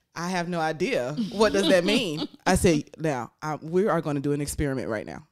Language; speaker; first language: English; native; English